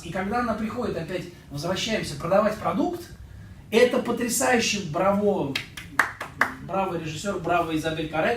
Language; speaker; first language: Russian; non-native, fluent; French